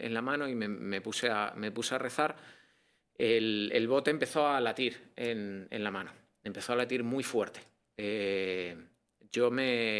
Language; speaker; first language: Spanish; native; Spanish